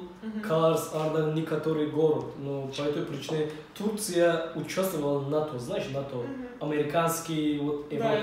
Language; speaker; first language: Russian; non-native, learner; Turkish